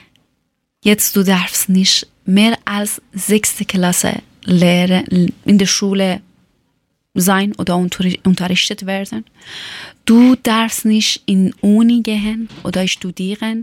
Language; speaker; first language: German; non-native, learner; Persian